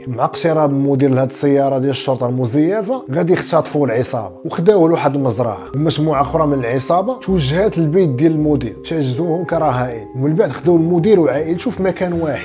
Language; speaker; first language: Arabic; native; Arabic